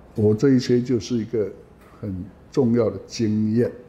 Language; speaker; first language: Chinese; native; Chinese